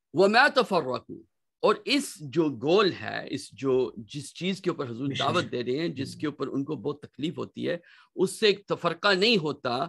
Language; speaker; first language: Urdu; native; Urdu